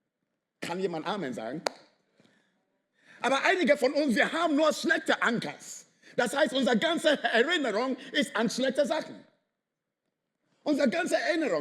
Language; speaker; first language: German; non-native, fluent; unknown